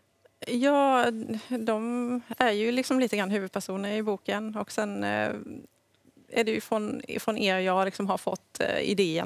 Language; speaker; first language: Swedish; native; Swedish